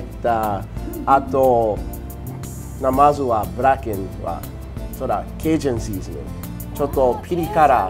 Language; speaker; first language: Japanese; non-native, learner; English